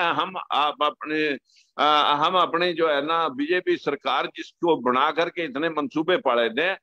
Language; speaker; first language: Hindi; native; Hindi